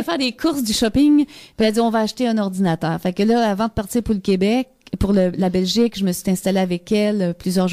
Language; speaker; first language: French; native; French